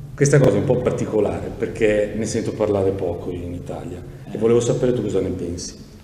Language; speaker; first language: Italian; native; Italian